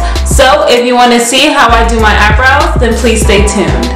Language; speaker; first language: English; native; English